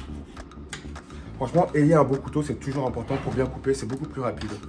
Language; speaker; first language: French; native; French